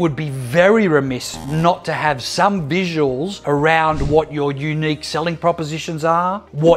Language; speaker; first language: English; native; English